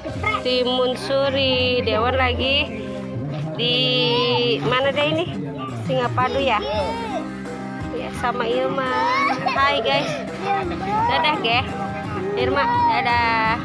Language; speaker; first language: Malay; non-native, local second language; Sundanese